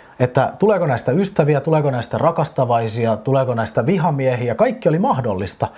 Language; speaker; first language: Finnish; native; Finnish